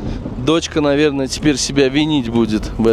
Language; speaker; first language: Russian; native; Russian